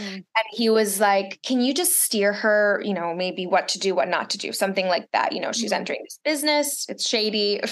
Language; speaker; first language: English; early bilingual, other home language; Russian